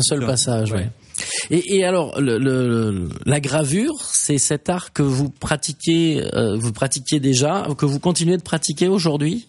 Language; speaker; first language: French; native; French